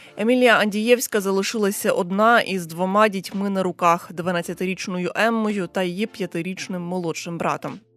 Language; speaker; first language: Ukrainian; native; Ukrainian